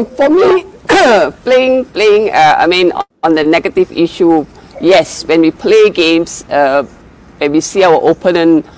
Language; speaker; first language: English; non-native, local second language; Malay